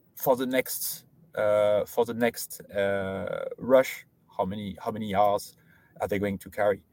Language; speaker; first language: English; non-native, fluent; French